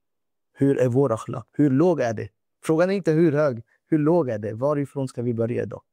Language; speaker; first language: Swedish; non-native, fluent; Urdu